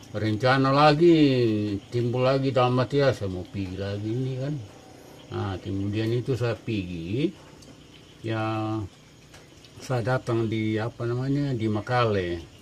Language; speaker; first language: Indonesian; non-native, local second language; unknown